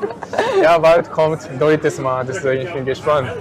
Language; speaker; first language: German; non-native, learner; Japanese